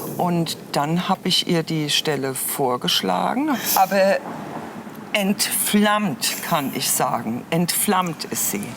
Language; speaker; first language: German; native; German